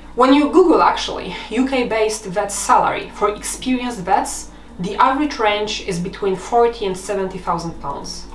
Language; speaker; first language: English; non-native, fluent; Polish